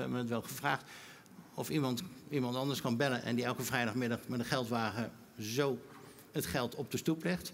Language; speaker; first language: Dutch; native; Dutch